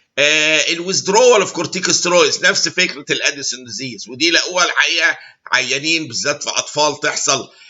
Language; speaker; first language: Arabic; native; Arabic